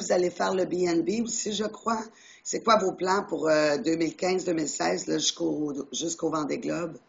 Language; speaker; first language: French; native; French